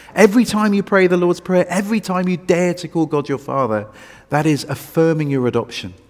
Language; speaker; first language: English; native; English